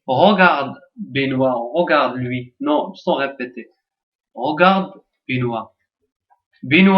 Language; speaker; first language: French; non-native, local second language; Arabic